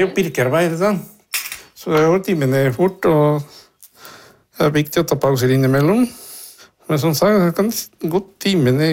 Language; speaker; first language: Norwegian; non-native, fluent; Spanish